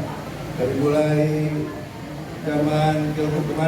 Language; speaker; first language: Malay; non-native, local second language; Sundanese